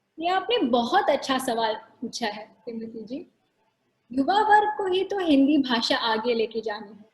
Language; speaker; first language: Hindi; non-native, local second language; Marathi